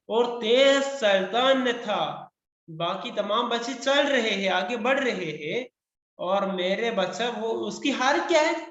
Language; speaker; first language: Hindi; non-native, local second language; Malayalam